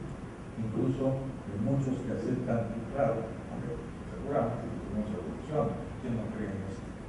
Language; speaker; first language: Spanish; native; Spanish